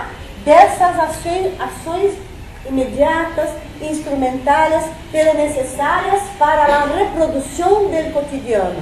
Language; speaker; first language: Spanish; non-native, fluent; Portuguese